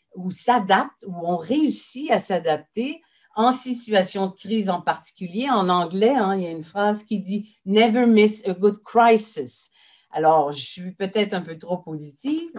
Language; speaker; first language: French; native; French